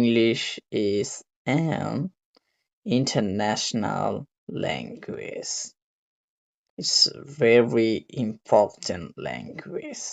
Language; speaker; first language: English; non-native, learner; Bangla